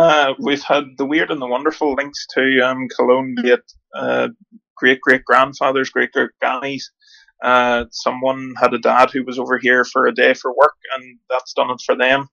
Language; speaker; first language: English; native; English